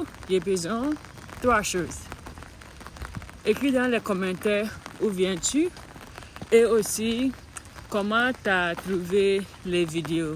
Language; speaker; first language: French; non-native, learner; English